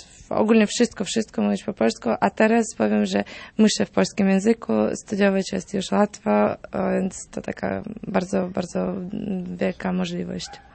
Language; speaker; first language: Polish; non-native, fluent; Russian